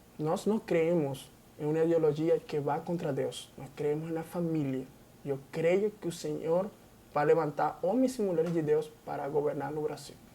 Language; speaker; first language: Portuguese; non-native, fluent; Spanish